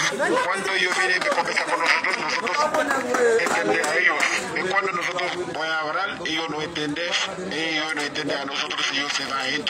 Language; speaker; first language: Spanish; non-native, learner; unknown